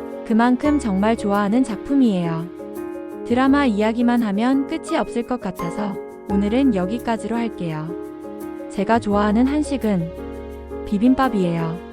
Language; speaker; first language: Korean; non-native, fluent; Japanese